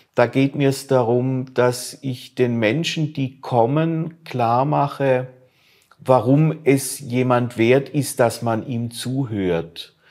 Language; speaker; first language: German; non-native, local second language; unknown